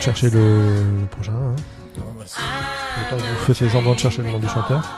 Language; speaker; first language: French; native; French